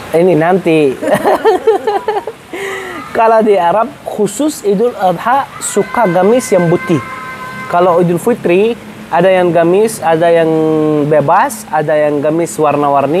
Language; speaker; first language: Indonesian; non-native, learner; Arabic